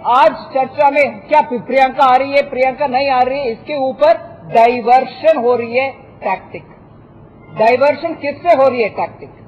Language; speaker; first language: Hindi; non-native, local second language; Tamil